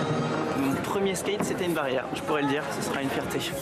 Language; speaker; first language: French; native; French